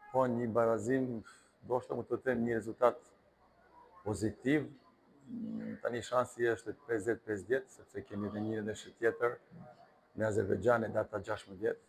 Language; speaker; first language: Albanian; non-native, learner; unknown